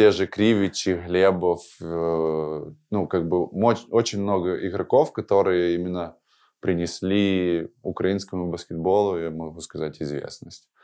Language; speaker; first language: Russian; native; Russian